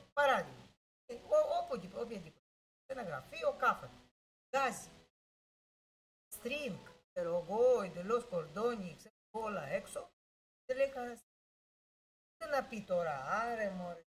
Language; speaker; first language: Greek; non-native, learner; Russian